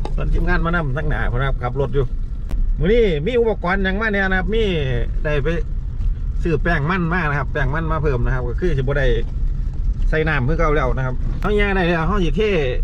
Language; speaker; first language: Thai; non-native, local second language; Northeastern Thai